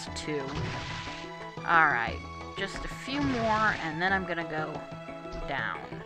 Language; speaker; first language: English; native; English